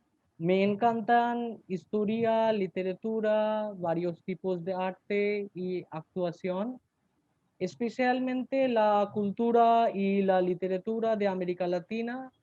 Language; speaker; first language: Spanish; non-native, learner; Bangla